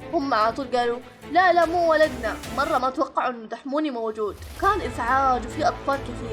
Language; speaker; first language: Arabic; native; Arabic